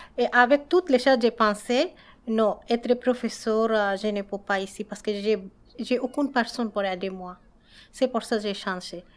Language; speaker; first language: French; non-native, learner; Bangla